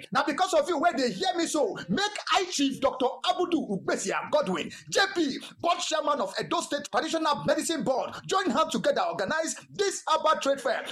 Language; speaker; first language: Nigerian Pidgin; non-native, local second language; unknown